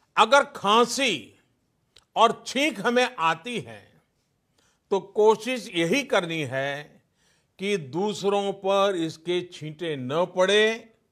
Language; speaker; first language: Hindi; non-native, local second language; Gujarati